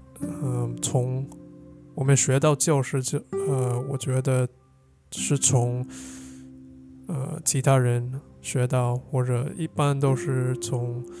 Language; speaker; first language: Chinese; non-native, fluent; English